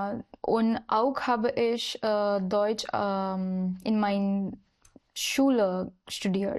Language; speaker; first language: German; non-native, learner; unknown